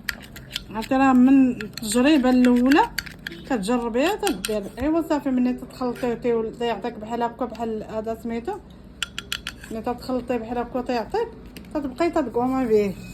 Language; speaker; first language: Arabic; native; Arabic